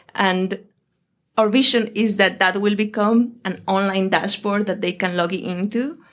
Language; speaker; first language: English; non-native, fluent; Spanish